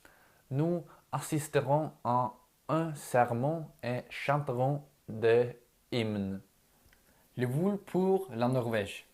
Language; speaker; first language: French; non-native, learner; Norwegian